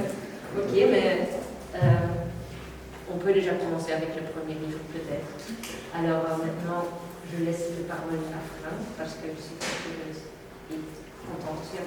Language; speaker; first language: French; non-native, local second language; Dutch